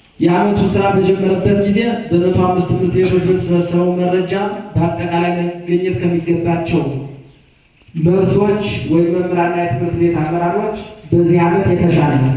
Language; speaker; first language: Amharic; native; Amharic